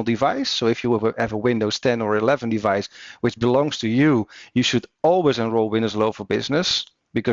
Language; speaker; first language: English; non-native, fluent; Dutch